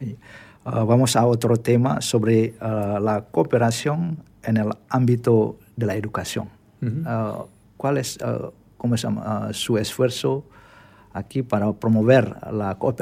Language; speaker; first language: Spanish; non-native, learner; Indonesian